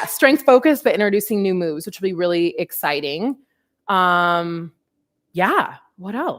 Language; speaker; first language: English; native; English